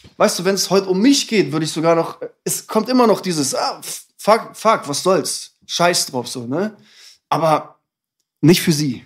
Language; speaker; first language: German; native; German